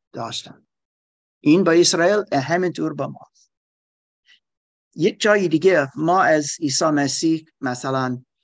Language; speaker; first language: Persian; non-native, learner; German